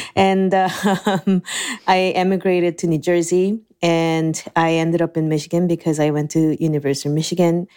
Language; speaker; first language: English; non-native, fluent; Korean